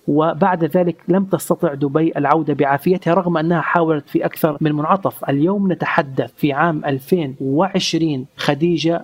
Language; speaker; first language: Arabic; native; Arabic